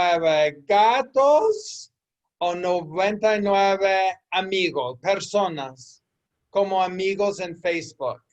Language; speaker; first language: Spanish; non-native, fluent; English